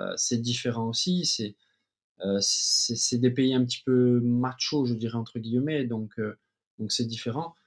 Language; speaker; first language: French; native; French